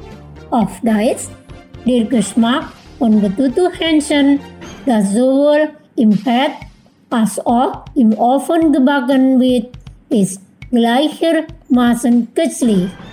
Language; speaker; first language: German; non-native, fluent; Indonesian